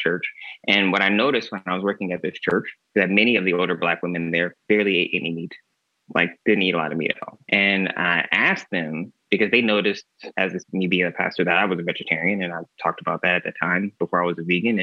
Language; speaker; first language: English; native; English